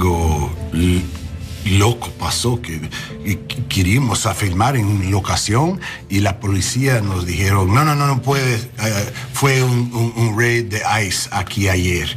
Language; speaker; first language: Spanish; non-native, learner; English